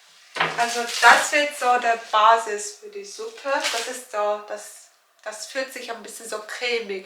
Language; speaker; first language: German; non-native, learner; Turkish